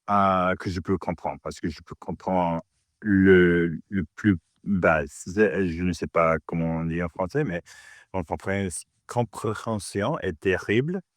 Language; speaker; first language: French; non-native, learner; English